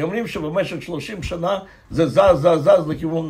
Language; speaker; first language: Hebrew; non-native, fluent; Russian